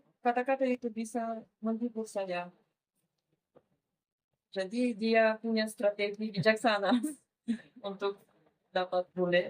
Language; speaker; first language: Indonesian; non-native, learner; Russian